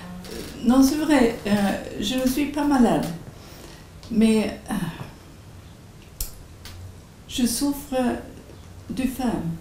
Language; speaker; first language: French; non-native, fluent; Swedish